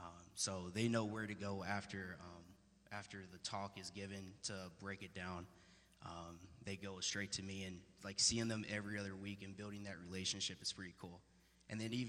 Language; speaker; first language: English; native; English